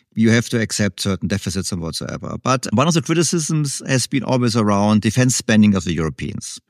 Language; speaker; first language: English; non-native, fluent; German